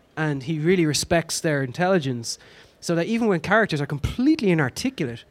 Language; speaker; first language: English; native; English